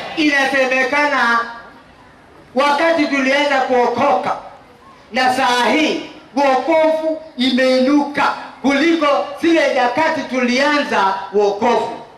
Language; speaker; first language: Swahili; non-native, local second language; Kamba